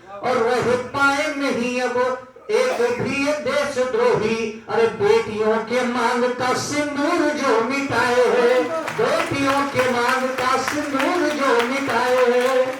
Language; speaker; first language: Hindi; native; Hindi